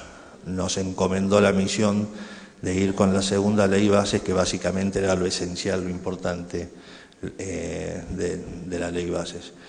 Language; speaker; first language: Spanish; native; Spanish